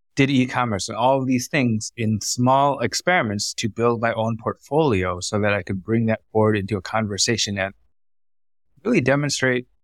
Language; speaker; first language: English; early bilingual, other home language; Vietnamese